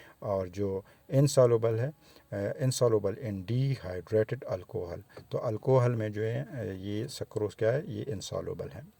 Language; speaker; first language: Urdu; non-native, local second language; Pashto